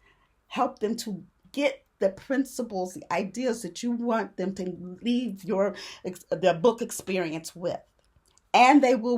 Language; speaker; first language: English; native; English